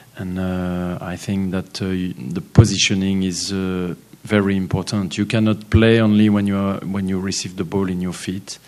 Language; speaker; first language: English; non-native, fluent; French